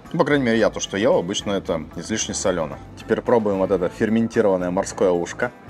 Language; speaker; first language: Russian; native; Russian